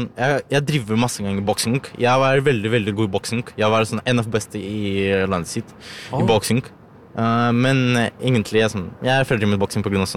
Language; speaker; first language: Norwegian; non-native, learner; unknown